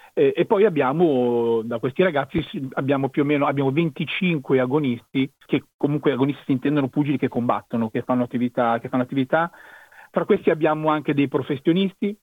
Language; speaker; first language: Italian; native; Italian